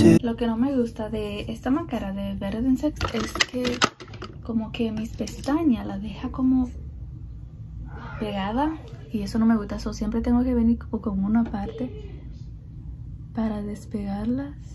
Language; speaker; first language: Spanish; early bilingual, heritage; Spanish